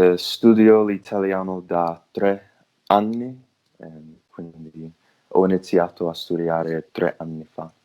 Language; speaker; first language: Italian; non-native, learner; English